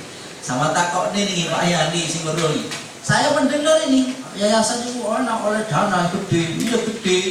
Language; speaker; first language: Indonesian; native; Indonesian